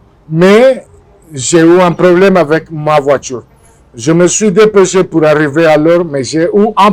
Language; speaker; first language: French; non-native, fluent; Spanish